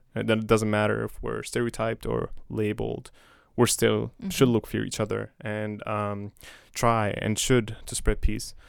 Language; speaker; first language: English; non-native, fluent; Arabic